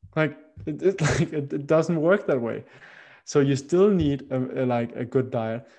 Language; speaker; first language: English; non-native, fluent; Danish